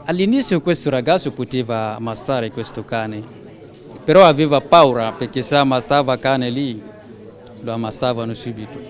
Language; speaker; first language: Italian; non-native, fluent; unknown